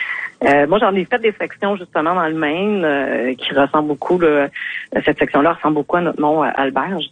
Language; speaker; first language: French; native; French